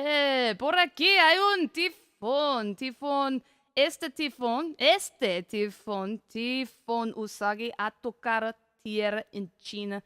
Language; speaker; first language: Spanish; non-native, learner; English